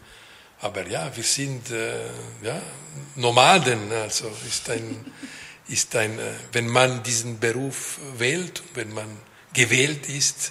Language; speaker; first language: German; non-native, local second language; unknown